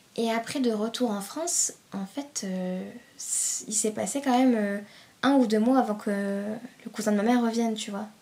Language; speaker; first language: French; early bilingual, other home language; Persian